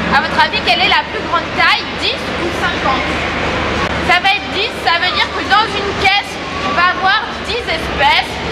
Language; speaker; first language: French; native; French